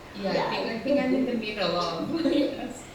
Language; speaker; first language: English; non-native, learner; Spanish